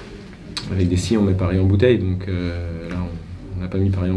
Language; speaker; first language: French; native; French